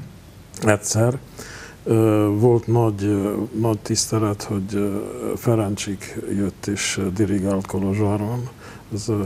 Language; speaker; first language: Hungarian; non-native, local second language; Romanian